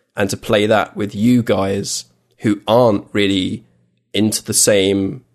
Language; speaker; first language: English; native; English